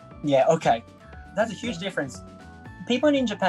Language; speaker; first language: English; non-native, learner; Japanese